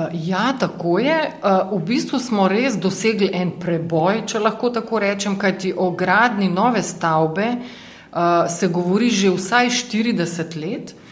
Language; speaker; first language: Slovenian; native; Slovenian